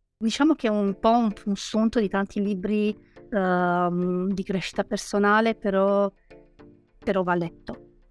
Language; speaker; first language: Italian; non-native, fluent; Hungarian